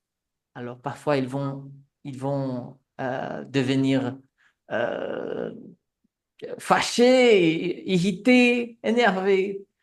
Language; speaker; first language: French; non-native, fluent; Portuguese